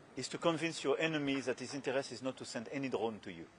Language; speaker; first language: English; non-native, fluent; French